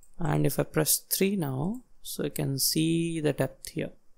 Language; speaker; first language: English; non-native, local second language; Telugu